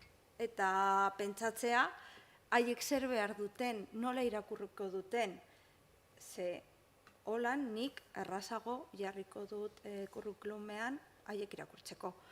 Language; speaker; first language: Basque; non-native, local second language; Spanish